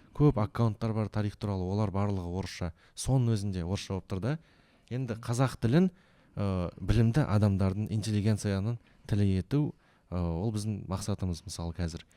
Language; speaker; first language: Kazakh; native; Kazakh